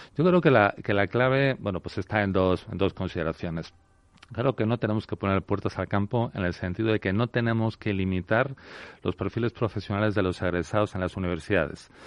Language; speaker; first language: Spanish; native; Spanish